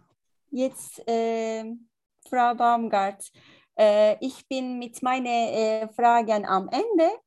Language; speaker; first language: German; non-native, learner; Turkish